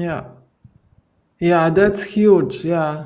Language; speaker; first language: English; non-native, fluent; Slovenian